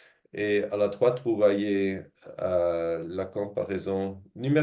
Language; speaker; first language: French; non-native, fluent; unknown